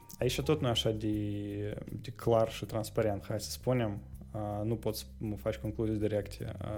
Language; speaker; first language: Romanian; non-native, local second language; Russian